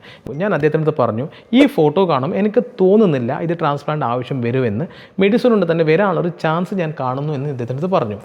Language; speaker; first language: Malayalam; native; Malayalam